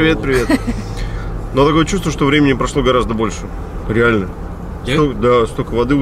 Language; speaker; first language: Russian; native; Russian